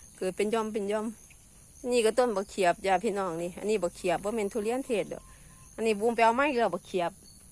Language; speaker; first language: Thai; native; Thai